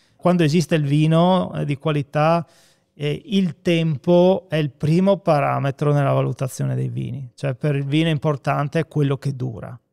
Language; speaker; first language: Italian; native; Italian